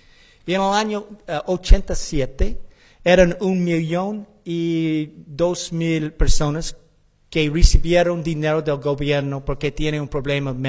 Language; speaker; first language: Spanish; non-native, learner; English